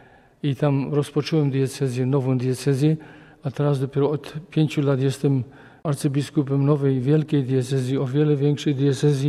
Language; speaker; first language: Polish; native; Polish